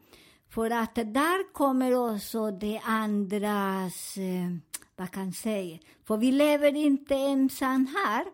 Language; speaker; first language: Swedish; non-native, learner; Spanish